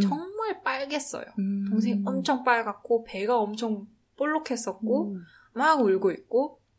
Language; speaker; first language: Korean; native; Korean